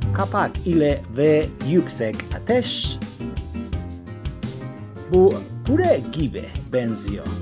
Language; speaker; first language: Turkish; non-native, learner; Spanish